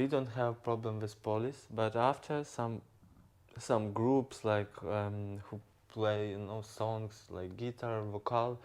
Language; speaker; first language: English; non-native, learner; Ukrainian